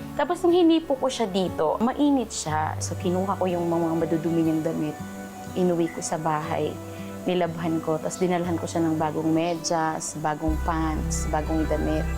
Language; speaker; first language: Filipino; native; Filipino